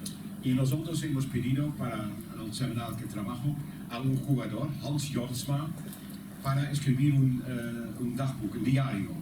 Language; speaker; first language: Spanish; non-native, learner; Dutch